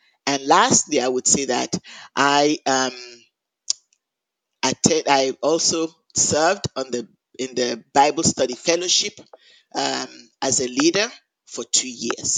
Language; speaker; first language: English; non-native, local second language; Yoruba